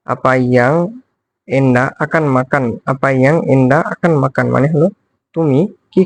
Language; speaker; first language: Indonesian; non-native, fluent; Bangla